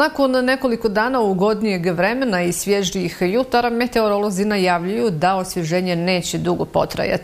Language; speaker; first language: Serbian; native; Serbian